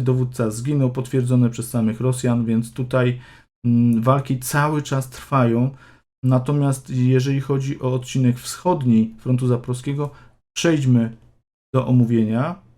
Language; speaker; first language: Polish; native; Polish